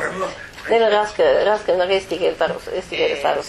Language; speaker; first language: Estonian; non-native, fluent; French